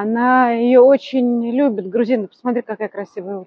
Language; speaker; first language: Russian; native; Russian